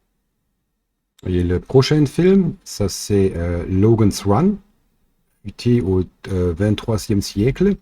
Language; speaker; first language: French; non-native, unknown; German